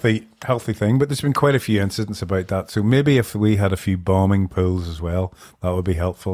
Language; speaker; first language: English; native; English